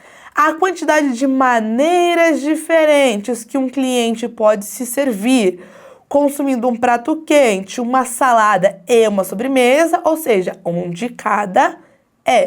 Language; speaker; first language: Portuguese; native; Portuguese